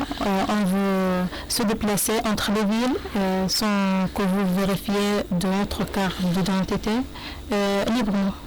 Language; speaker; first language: French; non-native, learner; Arabic